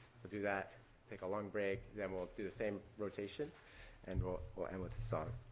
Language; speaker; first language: English; native; English